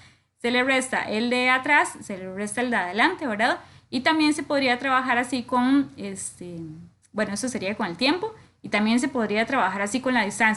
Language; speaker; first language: Spanish; native; Spanish